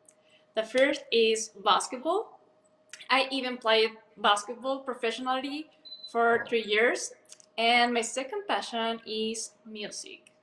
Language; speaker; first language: English; non-native, fluent; Spanish